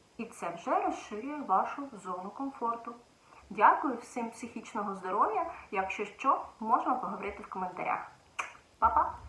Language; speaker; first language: Ukrainian; native; Ukrainian